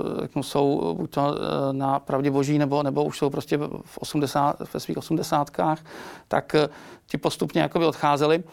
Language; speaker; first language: Czech; native; Czech